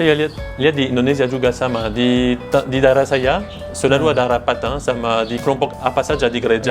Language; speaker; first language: Indonesian; non-native, fluent; French